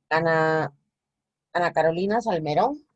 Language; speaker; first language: Spanish; native; Spanish